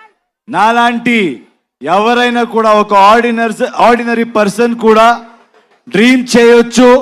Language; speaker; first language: Telugu; non-native, local second language; Kannada